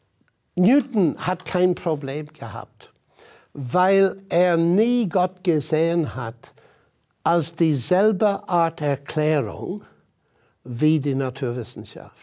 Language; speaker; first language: German; non-native, fluent; English